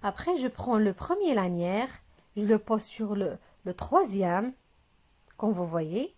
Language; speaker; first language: French; non-native, local second language; Arabic